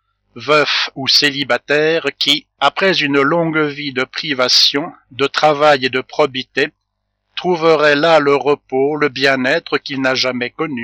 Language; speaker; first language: French; native; French